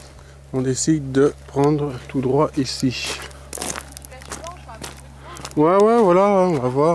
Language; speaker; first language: French; native; French